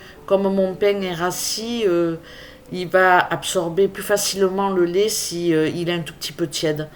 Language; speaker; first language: French; native; French